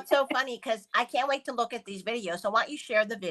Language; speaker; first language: English; early bilingual, other home language; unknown